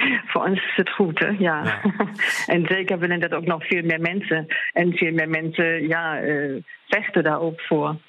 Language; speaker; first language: Dutch; non-native, fluent; German